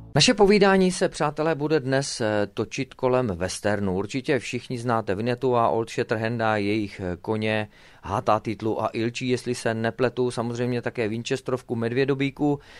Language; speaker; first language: Czech; native; Czech